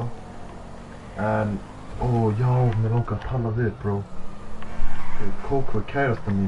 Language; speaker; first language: Icelandic; early bilingual, heritage; Icelandic